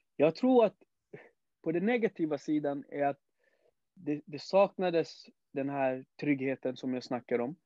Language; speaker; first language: Swedish; early bilingual, other home language; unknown